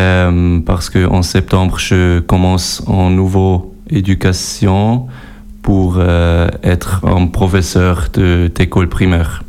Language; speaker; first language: French; non-native, local second language; German